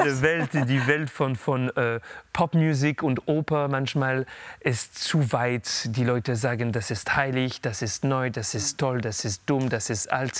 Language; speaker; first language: German; non-native, learner; French